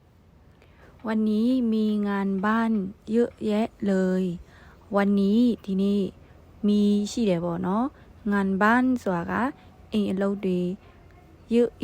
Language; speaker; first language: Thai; non-native, fluent; Burmese